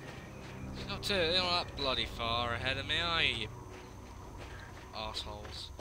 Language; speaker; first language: English; native; English